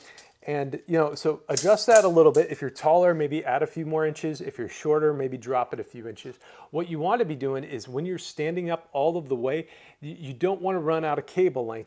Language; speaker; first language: English; native; English